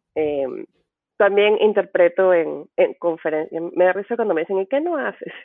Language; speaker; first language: Spanish; native; Spanish